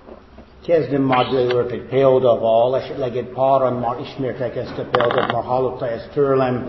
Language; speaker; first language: Hungarian; non-native, fluent; English